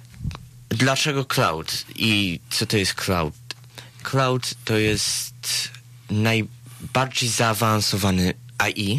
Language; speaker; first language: Polish; early bilingual, heritage; Polish